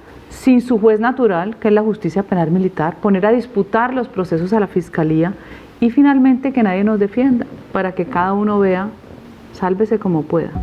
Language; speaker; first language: Spanish; native; Spanish